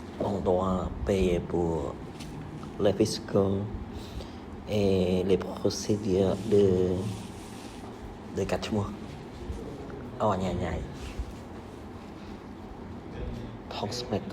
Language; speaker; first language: French; non-native, learner; Khmer